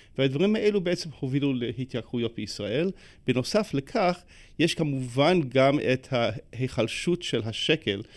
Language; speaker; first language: Hebrew; non-native, fluent; English